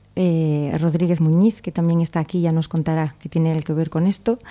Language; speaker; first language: Spanish; native; Spanish